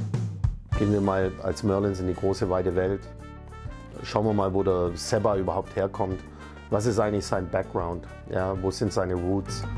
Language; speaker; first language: German; native; German